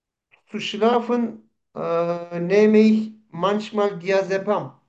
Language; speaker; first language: German; non-native, learner; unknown